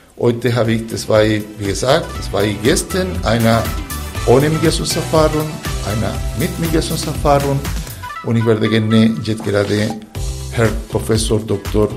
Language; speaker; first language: German; non-native, fluent; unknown